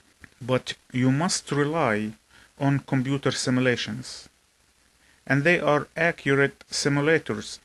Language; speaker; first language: English; non-native, fluent; Arabic